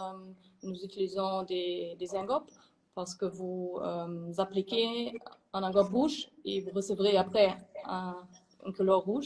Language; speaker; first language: French; non-native, fluent; German